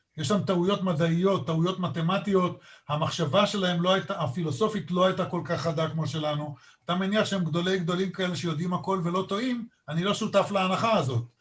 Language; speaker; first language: Hebrew; native; Hebrew